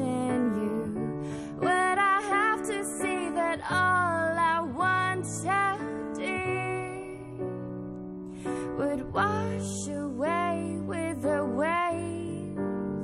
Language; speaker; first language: English; non-native, local second language; Cantonese